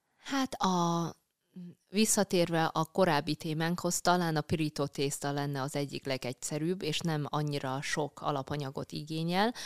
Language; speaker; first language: Hungarian; early bilingual, other home language; Chinese